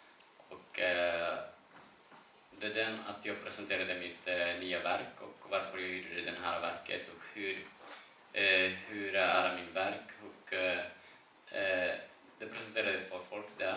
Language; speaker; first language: Swedish; non-native, learner; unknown